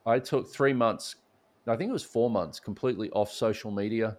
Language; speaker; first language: English; native; English